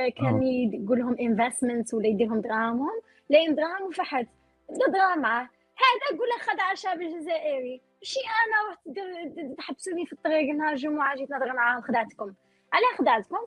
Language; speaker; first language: Arabic; native; Arabic